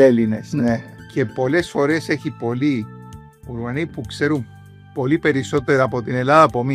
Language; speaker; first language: Greek; early bilingual, heritage; Greek